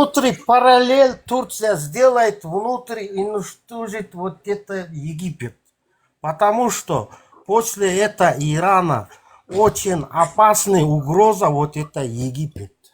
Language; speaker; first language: Russian; non-native, local second language; Kazakh